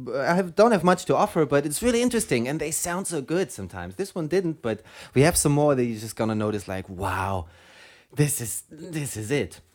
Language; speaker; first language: English; non-native, fluent; German